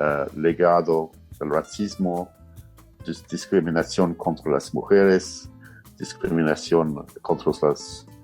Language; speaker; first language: Spanish; non-native, fluent; English